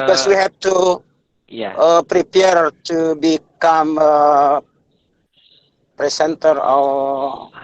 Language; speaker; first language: English; non-native, learner; Indonesian